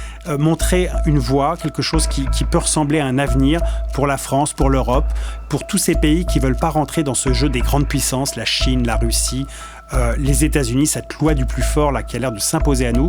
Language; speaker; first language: French; native; French